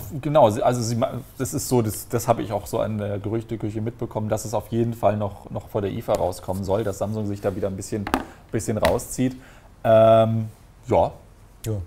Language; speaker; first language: German; native; German